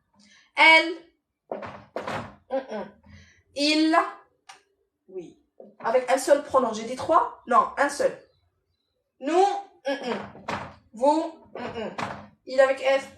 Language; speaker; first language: French; non-native, local second language; Arabic